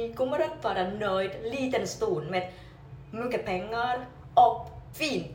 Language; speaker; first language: Swedish; non-native, learner; Vietnamese